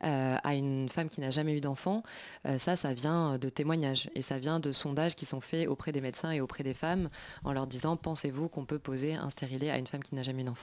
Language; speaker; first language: French; native; French